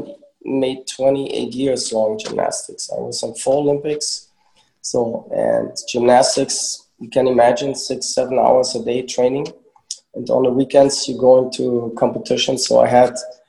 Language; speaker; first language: English; early bilingual, other home language; German